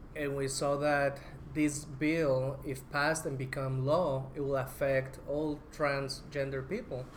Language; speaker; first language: English; non-native, fluent; Spanish